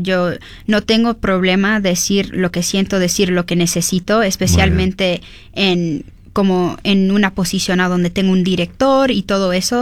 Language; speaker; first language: Spanish; early bilingual, heritage; Spanish